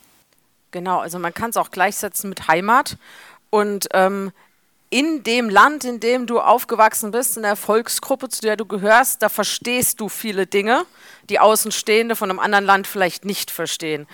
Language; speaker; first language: German; native; German